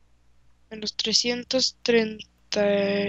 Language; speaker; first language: Spanish; native; Spanish